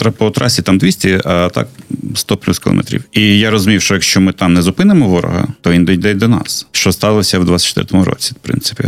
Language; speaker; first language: Ukrainian; non-native, local second language; Russian